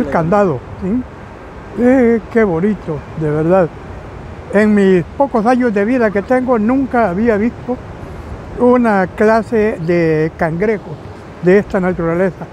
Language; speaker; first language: Spanish; native; Spanish